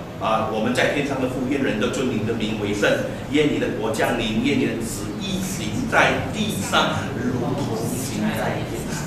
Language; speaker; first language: Chinese; native; Chinese